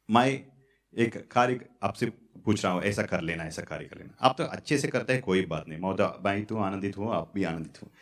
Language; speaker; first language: Hindi; non-native, local second language; Tamil